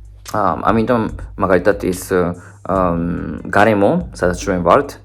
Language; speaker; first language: Georgian; non-native, fluent; Japanese